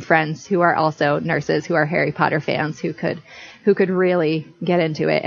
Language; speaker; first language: English; native; English